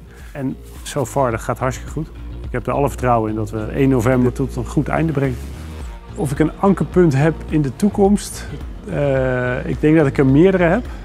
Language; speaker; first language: Dutch; native; Dutch